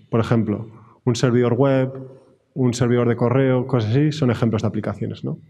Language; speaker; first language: Spanish; native; Spanish